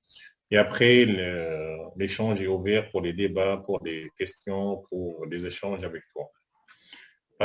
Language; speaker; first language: French; non-native, fluent; Arabic